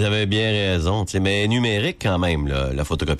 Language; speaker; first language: French; native; French